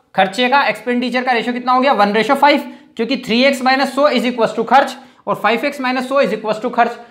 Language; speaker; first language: Hindi; native; Hindi